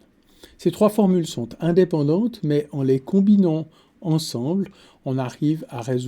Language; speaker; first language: French; native; French